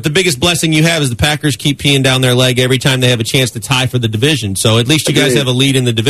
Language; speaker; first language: English; native; English